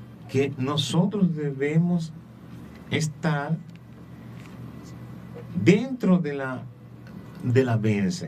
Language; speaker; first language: Spanish; non-native, learner; Portuguese